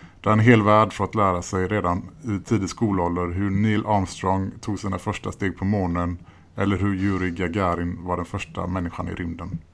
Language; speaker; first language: Swedish; native; Swedish